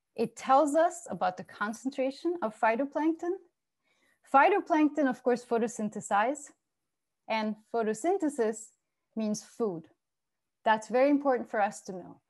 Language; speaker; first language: English; non-native, fluent; Turkish